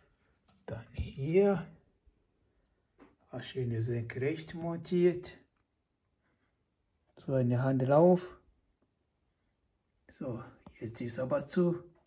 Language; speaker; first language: German; non-native, fluent; Kinyarwanda